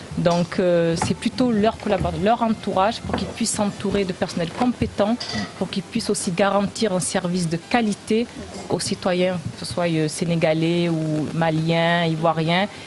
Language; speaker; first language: French; early bilingual, other home language; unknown